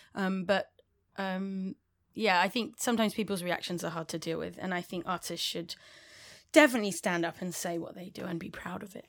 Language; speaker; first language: English; native; English